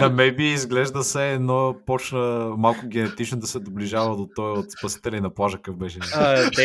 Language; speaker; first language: Bulgarian; native; Bulgarian